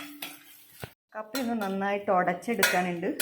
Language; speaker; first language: Malayalam; native; Malayalam